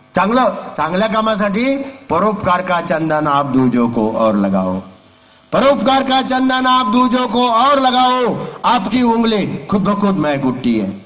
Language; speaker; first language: Hindi; non-native, local second language; Marathi